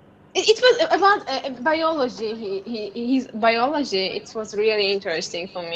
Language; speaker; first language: English; non-native, learner; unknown